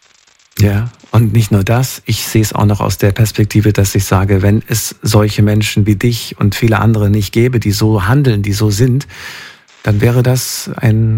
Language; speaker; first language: German; native; German